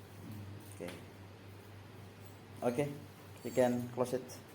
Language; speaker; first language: English; non-native, learner; Indonesian